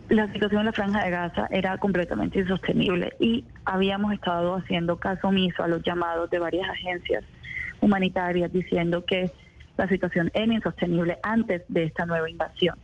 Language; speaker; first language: Spanish; native; Spanish